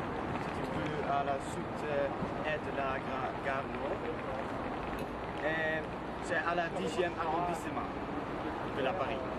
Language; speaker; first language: French; non-native, learner; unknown